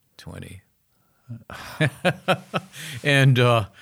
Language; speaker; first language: English; native; English